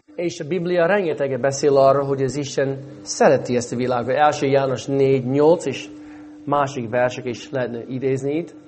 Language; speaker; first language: Hungarian; non-native, fluent; English